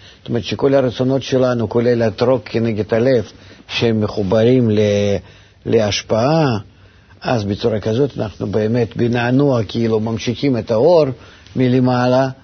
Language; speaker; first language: Hebrew; non-native, fluent; Russian